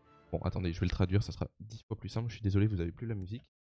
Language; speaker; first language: French; native; French